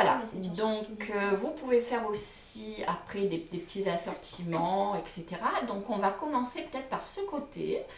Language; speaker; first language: French; native; French